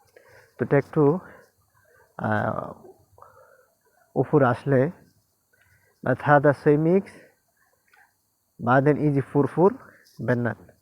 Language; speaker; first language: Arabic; non-native, learner; Bangla